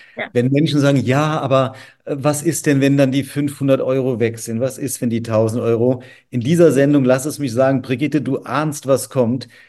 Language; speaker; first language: German; native; German